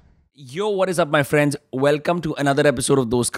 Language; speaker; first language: English; non-native, local second language; Hindi